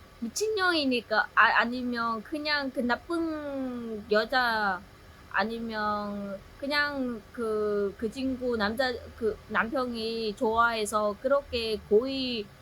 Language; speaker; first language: Korean; non-native, learner; Vietnamese